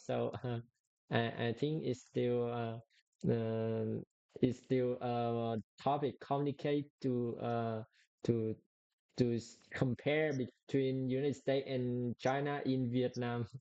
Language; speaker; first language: English; non-native, learner; Vietnamese